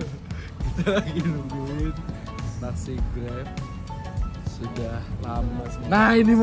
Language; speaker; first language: Indonesian; native; Indonesian